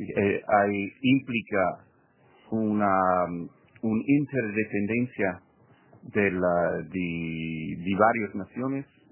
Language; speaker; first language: Spanish; non-native, fluent; English